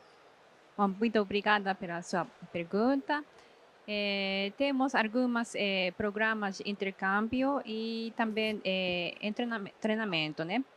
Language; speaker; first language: Portuguese; non-native, fluent; Japanese